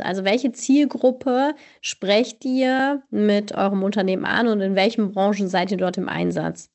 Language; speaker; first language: German; native; German